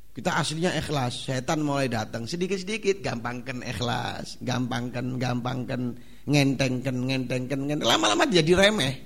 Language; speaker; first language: Indonesian; non-native, local second language; Javanese